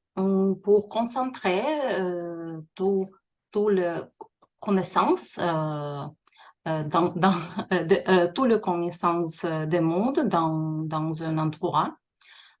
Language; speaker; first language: French; non-native, learner; Russian